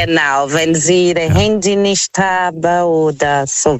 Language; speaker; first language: German; non-native, fluent; Portuguese